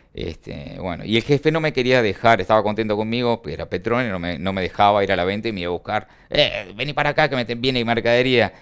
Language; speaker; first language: Spanish; native; Spanish